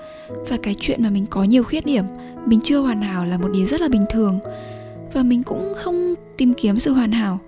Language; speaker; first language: Vietnamese; native; Vietnamese